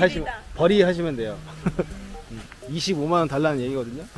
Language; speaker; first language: Korean; native; Korean